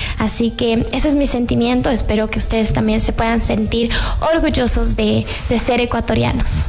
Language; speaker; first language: Spanish; native; Spanish